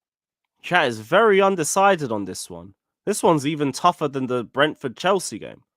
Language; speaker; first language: English; native; English